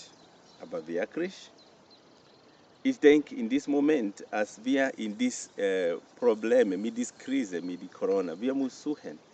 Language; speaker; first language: German; non-native, fluent; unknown